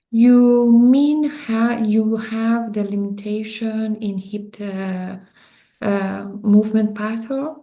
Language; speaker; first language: English; non-native, learner; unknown